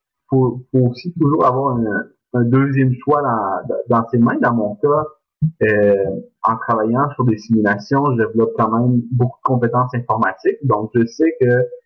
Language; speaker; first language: French; native; French